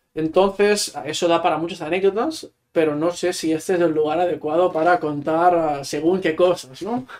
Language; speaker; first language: Spanish; non-native, local second language; Catalan